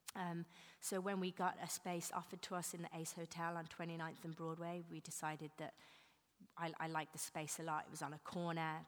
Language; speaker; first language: English; native; English